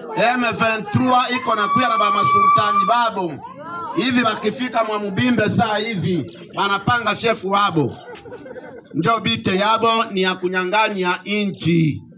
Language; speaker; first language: Swahili; native; Swahili